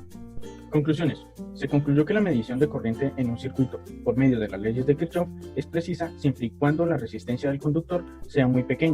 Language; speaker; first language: Spanish; native; Spanish